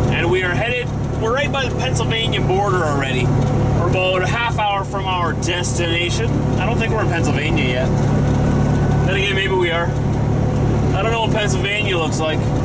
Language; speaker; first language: English; native; English